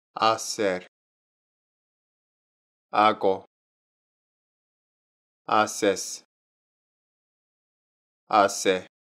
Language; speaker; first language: Spanish; non-native, learner; Korean